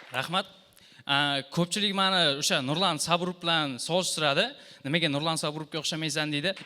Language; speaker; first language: Uzbek; non-native, local second language; Kara-Kalpak